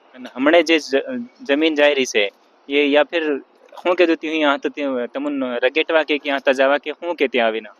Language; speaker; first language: Gujarati; non-native, local second language; Bhili